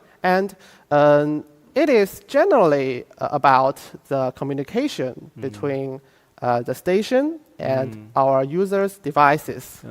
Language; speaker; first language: English; non-native, fluent; Chinese